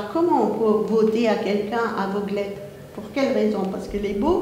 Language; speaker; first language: French; non-native, fluent; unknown